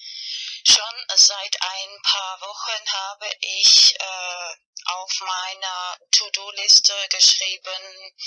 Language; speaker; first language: German; non-native, fluent; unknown